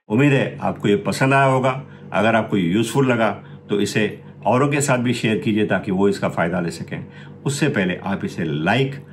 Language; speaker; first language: Hindi; non-native, local second language; Marathi